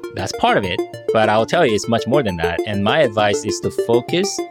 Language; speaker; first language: English; early bilingual, other home language; Korean